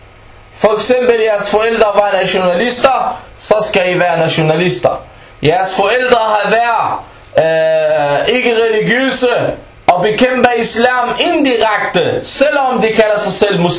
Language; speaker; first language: Danish; non-native, fluent; Arabic